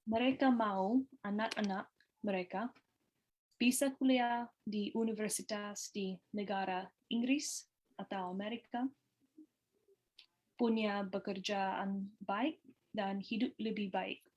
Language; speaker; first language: Indonesian; non-native, learner; English